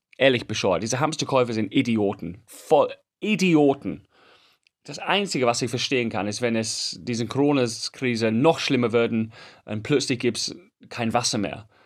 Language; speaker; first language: German; non-native, fluent; English